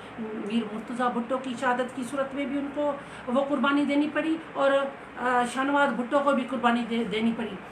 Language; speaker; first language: Urdu; non-native, local second language; Sindhi